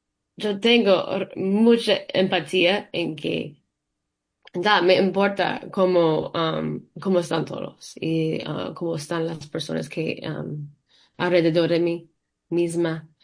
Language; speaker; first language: Spanish; early bilingual, heritage; English